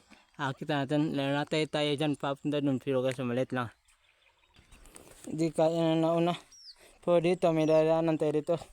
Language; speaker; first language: Filipino; non-native, local second language; Cebuano